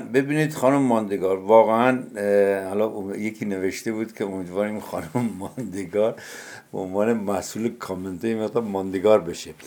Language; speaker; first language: Persian; native; Persian